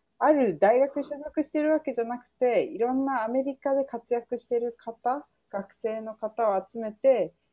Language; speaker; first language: Japanese; early bilingual, heritage; Japanese